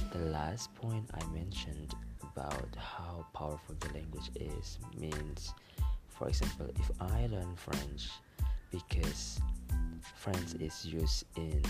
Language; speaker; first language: English; non-native, fluent; Malay